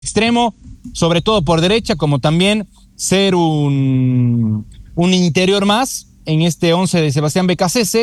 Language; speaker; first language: Spanish; native; Spanish